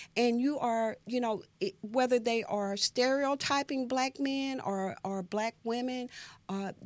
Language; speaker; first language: English; native; English